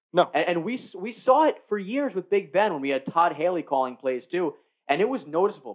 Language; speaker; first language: English; native; English